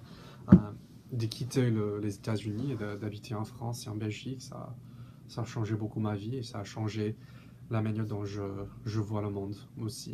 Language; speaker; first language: French; non-native, fluent; English